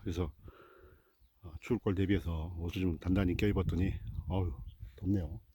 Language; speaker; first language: Korean; native; Korean